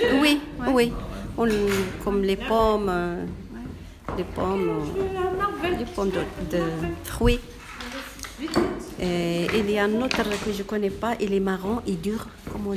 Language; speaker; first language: French; non-native, learner; Arabic